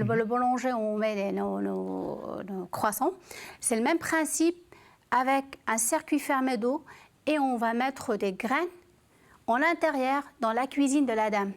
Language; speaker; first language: French; non-native, local second language; Arabic